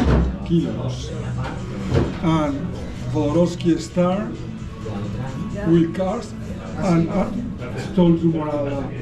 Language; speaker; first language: English; non-native, fluent; Spanish